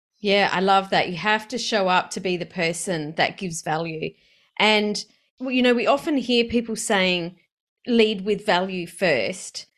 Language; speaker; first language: English; native; English